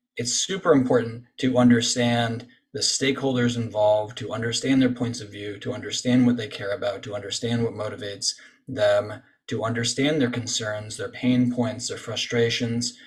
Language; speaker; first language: English; native; English